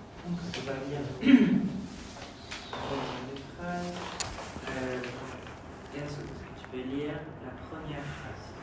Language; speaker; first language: French; non-native, fluent; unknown